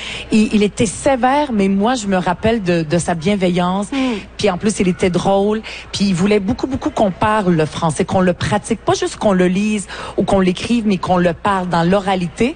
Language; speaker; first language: French; early bilingual, other home language; Arabic